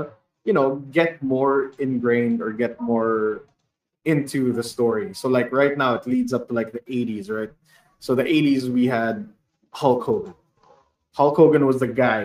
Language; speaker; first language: English; non-native, local second language; Hiligaynon